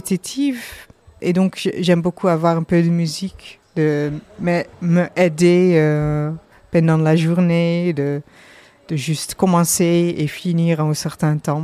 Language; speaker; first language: French; non-native, learner; Dutch